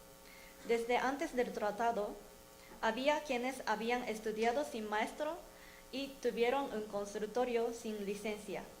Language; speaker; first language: Spanish; non-native, learner; Japanese